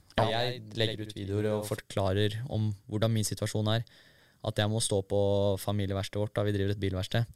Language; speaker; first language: Norwegian; native; Norwegian